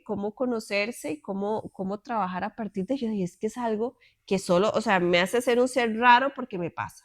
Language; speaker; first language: Spanish; native; Spanish